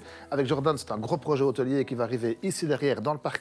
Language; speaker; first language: French; native; French